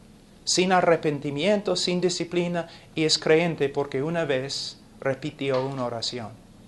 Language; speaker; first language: Spanish; non-native, fluent; English